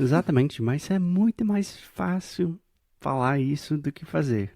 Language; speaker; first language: Portuguese; non-native, fluent; English